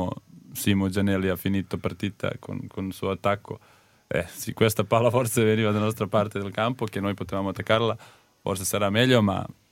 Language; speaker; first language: Italian; non-native, learner; Serbian